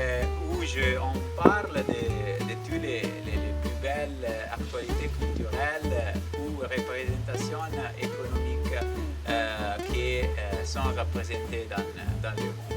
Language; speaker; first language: French; non-native, learner; Italian